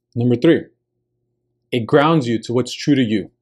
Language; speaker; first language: English; early bilingual, other home language; Spanish